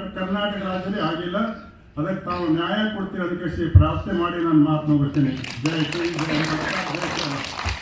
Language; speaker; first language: Kannada; non-native, local second language; Lambadi